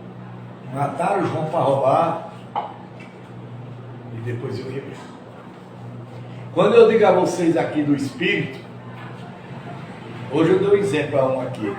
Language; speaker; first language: Portuguese; native; Portuguese